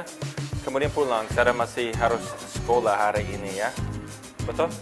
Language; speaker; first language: Indonesian; non-native, fluent; English